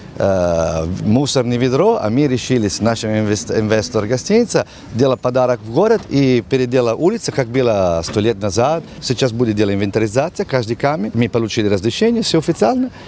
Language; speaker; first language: Russian; non-native, learner; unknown